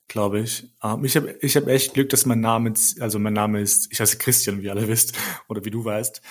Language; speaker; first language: German; early bilingual, other home language; Albanian